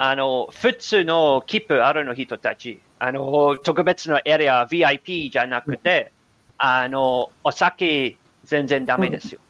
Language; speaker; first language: Japanese; non-native, learner; English